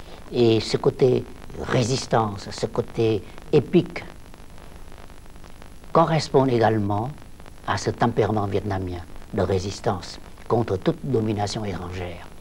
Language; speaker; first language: French; non-native, local second language; Vietnamese